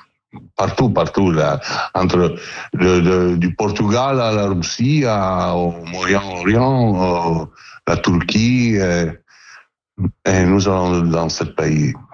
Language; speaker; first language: French; non-native, learner; Italian